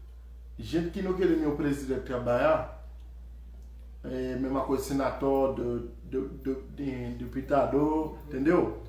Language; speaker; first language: Portuguese; non-native, learner; Haitian Creole